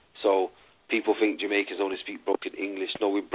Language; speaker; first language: English; native; English